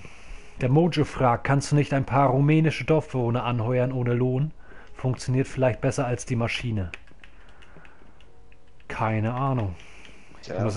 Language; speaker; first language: German; native; German